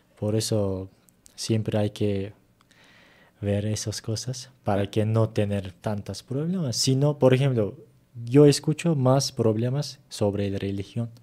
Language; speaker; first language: Spanish; non-native, fluent; Turkish